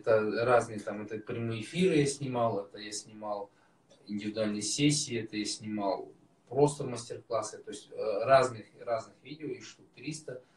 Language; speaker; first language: Russian; native; Russian